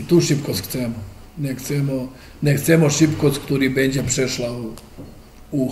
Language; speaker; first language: Polish; non-native, learner; Serbian